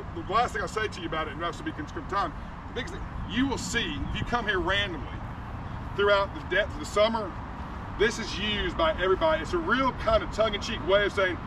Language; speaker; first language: English; native; English